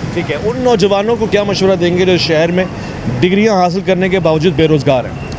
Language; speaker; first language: Urdu; native; Urdu